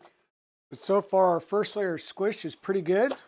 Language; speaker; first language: English; native; English